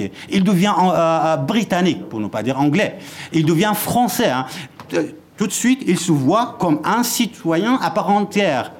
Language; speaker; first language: French; non-native, fluent; Kurdish